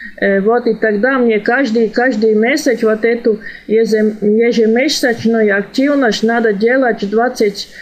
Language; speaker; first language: Russian; non-native, fluent; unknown